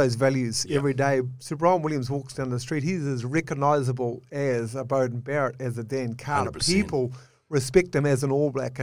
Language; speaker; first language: English; native; English